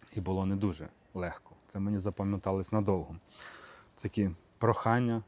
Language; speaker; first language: Ukrainian; native; Ukrainian